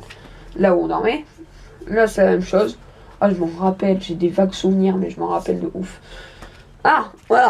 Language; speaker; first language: French; native; French